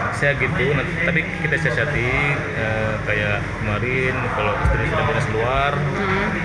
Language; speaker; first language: Indonesian; native; Indonesian